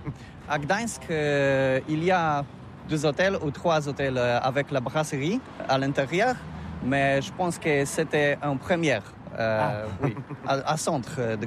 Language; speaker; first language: French; non-native, learner; Polish